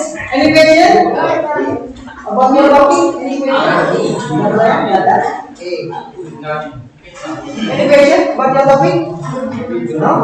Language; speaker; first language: English; non-native, learner; Indonesian